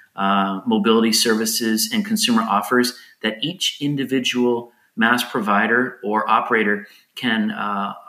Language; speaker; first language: English; native; English